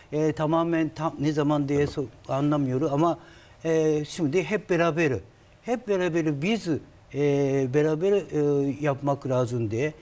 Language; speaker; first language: Turkish; non-native, learner; Japanese